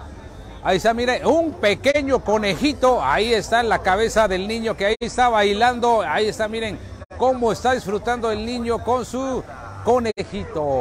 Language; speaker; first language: Spanish; native; Spanish